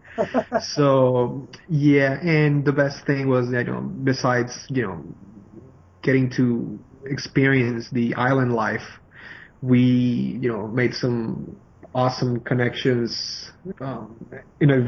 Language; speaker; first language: English; non-native, fluent; Spanish